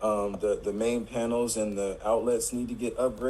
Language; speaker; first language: English; native; English